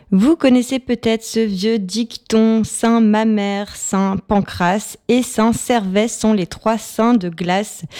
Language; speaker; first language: French; native; French